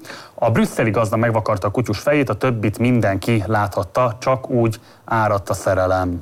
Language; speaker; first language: Hungarian; native; Hungarian